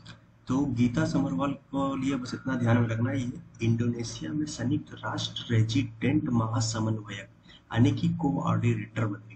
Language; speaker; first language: Hindi; native; Hindi